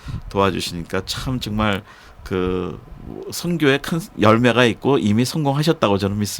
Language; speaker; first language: Korean; native; Korean